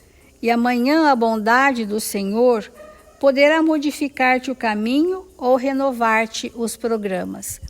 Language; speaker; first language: Portuguese; native; Portuguese